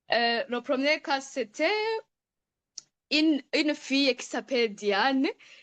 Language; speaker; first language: French; non-native, local second language; Rundi